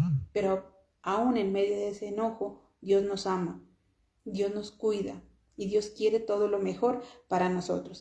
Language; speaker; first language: Spanish; native; Spanish